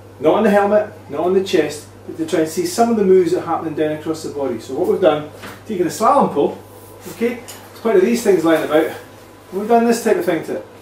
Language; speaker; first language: English; native; English